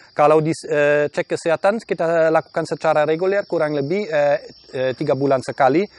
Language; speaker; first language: Indonesian; non-native, fluent; German